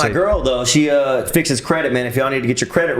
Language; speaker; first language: English; native; English